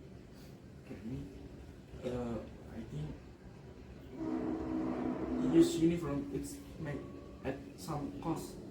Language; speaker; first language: English; non-native, learner; Indonesian